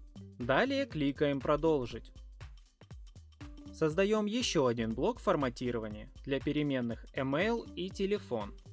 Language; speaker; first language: Russian; native; Russian